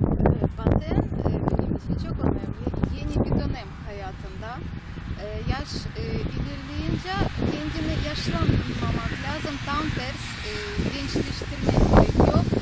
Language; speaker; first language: Turkish; non-native, learner; Russian